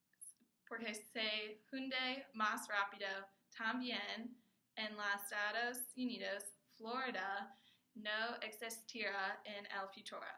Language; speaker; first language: Spanish; non-native, learner; English